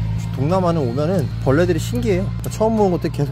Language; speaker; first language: Korean; native; Korean